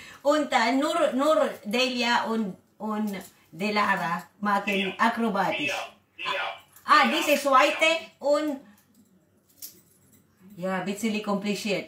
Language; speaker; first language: German; non-native, learner; Waray